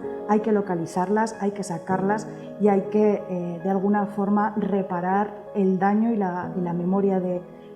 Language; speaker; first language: Spanish; native; Spanish